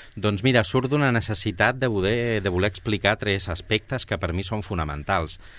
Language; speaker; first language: Catalan; non-native, local second language; Spanish